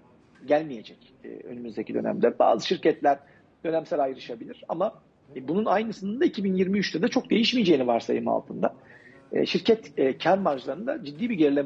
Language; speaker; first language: Turkish; native; Turkish